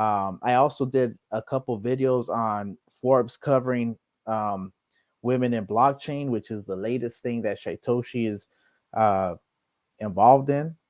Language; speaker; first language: English; native; English